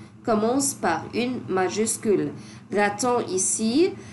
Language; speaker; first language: French; non-native, fluent; Arabic